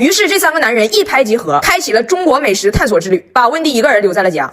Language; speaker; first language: Chinese; native; Chinese